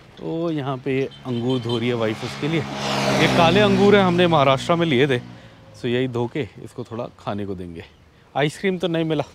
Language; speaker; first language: Hindi; non-native, local second language; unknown